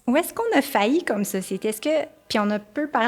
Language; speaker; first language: French; native; French